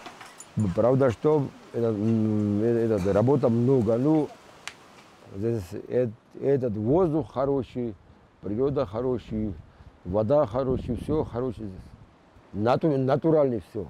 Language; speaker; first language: Russian; non-native, local second language; Georgian